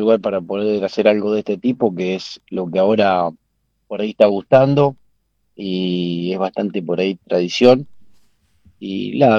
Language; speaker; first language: Spanish; native; Spanish